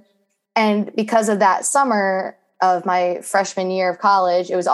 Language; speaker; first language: English; native; English